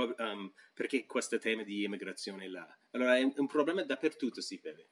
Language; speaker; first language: Italian; non-native, fluent; English